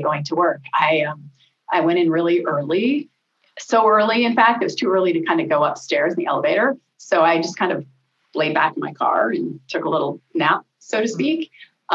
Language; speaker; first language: English; native; English